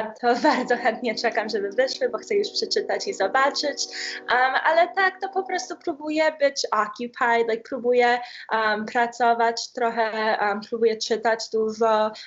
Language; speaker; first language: Polish; early bilingual, heritage; Polish